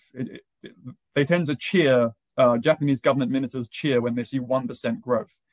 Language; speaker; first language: English; native; English